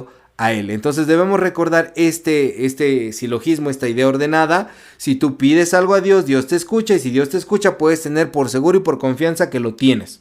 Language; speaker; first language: Spanish; native; Spanish